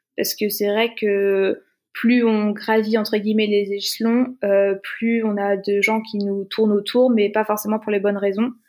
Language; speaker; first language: French; native; French